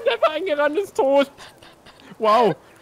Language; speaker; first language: German; native; German